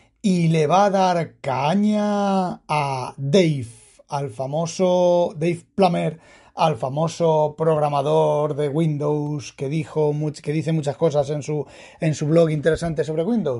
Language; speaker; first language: Spanish; native; Spanish